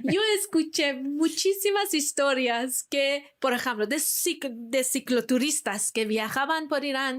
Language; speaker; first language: Spanish; non-native, fluent; Persian